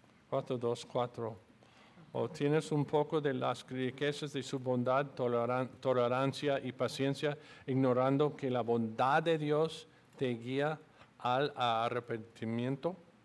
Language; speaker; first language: Spanish; non-native, learner; English